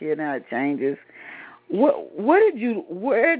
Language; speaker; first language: English; native; English